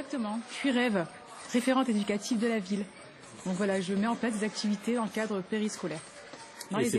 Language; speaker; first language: French; native; French